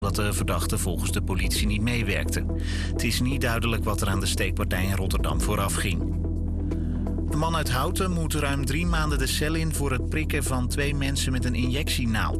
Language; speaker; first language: Dutch; native; Dutch